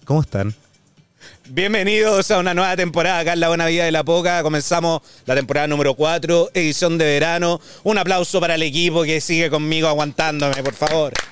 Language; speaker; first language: Spanish; native; Spanish